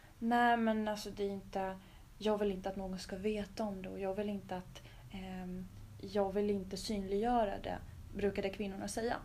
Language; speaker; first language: Swedish; early bilingual, other home language; Azerbaijani